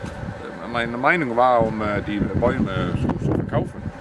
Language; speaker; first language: German; non-native, learner; Danish